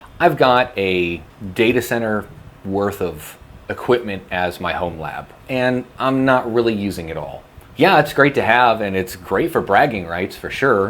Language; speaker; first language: English; native; English